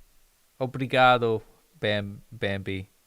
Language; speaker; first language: Portuguese; non-native, learner; English